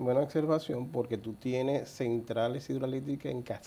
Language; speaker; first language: Spanish; native; Spanish